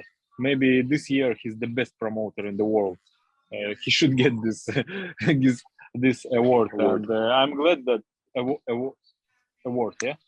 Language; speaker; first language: English; non-native, learner; Russian